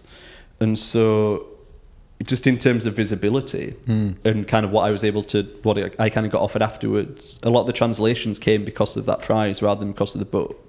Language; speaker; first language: English; native; English